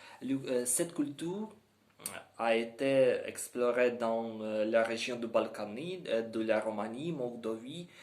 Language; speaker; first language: French; non-native, learner; Ukrainian